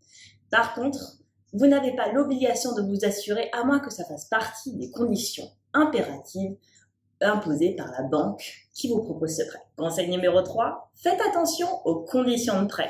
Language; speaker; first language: French; native; French